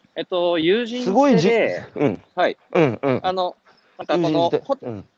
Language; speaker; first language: Japanese; native; Japanese